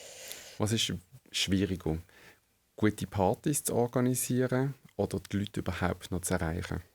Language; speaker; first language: German; native; German